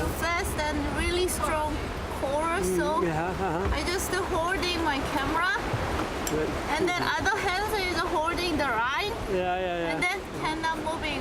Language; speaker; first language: English; non-native, learner; Korean